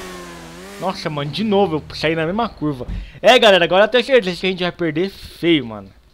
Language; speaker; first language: Portuguese; native; Portuguese